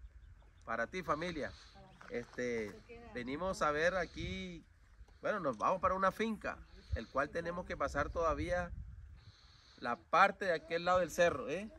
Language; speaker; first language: Spanish; native; Spanish